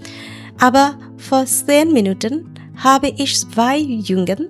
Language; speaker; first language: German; non-native, learner; Bangla